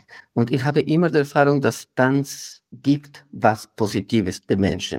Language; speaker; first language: German; non-native, fluent; Spanish